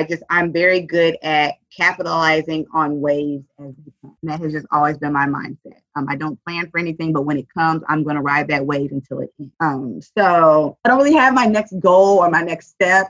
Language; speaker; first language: English; native; English